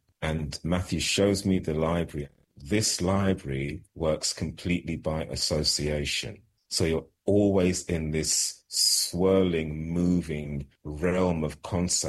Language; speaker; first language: English; native; English